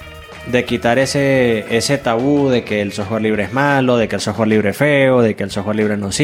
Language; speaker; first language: Spanish; native; Spanish